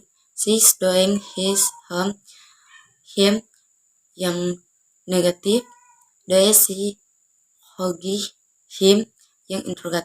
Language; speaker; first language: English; non-native, learner; Indonesian